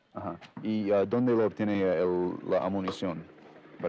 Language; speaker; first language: Spanish; non-native, fluent; English